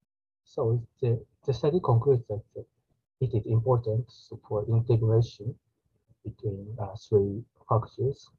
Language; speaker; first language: English; non-native, learner; Japanese